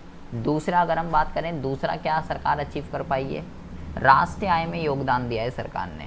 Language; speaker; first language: Hindi; native; Hindi